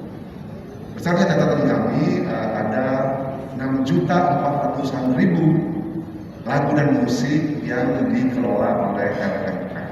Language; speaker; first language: Indonesian; native; Indonesian